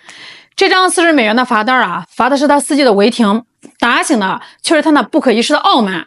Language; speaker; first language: Chinese; native; Chinese